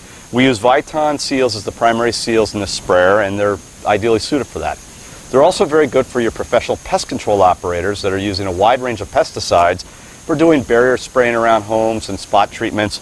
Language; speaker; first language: English; native; English